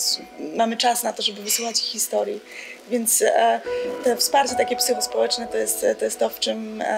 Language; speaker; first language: Polish; native; Polish